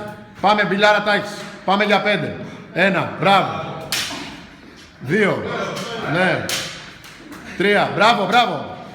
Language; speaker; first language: Greek; native; Greek